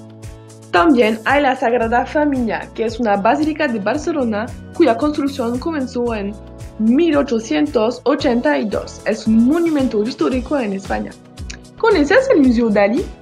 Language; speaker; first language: Spanish; non-native, learner; French